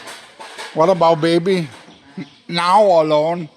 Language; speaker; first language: English; non-native, learner; Danish